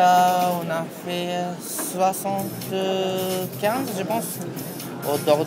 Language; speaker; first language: French; non-native, learner; Japanese